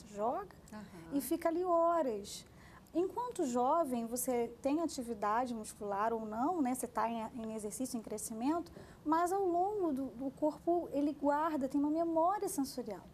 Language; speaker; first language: Portuguese; native; Portuguese